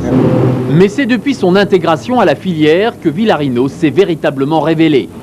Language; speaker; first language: French; native; French